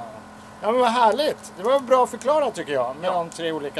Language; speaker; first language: Swedish; native; Swedish